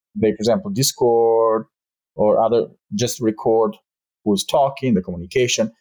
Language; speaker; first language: English; non-native, fluent; Albanian